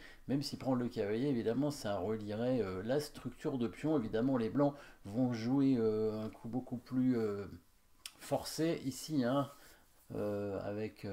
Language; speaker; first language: French; native; French